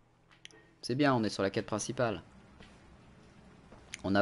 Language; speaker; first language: French; native; French